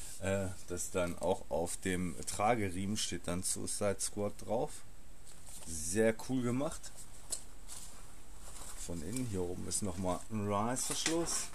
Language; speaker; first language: German; native; German